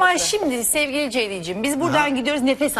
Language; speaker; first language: Turkish; native; Turkish